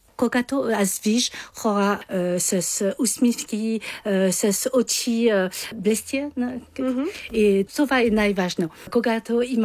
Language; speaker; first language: Bulgarian; non-native, learner; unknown